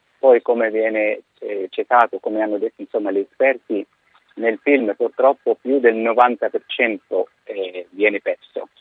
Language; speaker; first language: Italian; non-native, fluent; Arabic